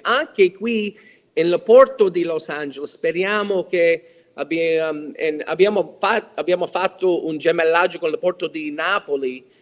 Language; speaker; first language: Italian; early bilingual, heritage; English